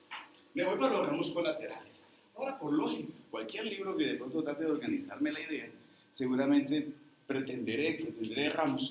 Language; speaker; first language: Spanish; native; Spanish